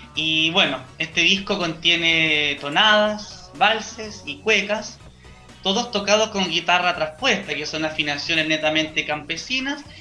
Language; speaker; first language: Spanish; native; Spanish